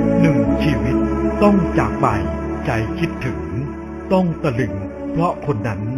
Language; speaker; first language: Thai; native; Thai